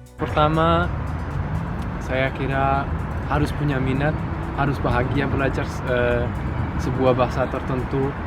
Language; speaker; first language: Indonesian; non-native, fluent; Italian